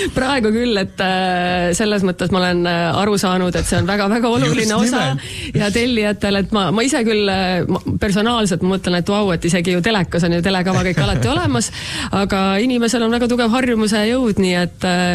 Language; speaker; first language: Estonian; native; Estonian